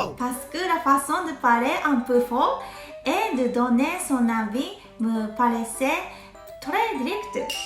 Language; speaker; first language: French; non-native, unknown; Japanese